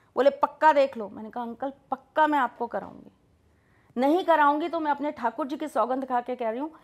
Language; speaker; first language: Hindi; native; Hindi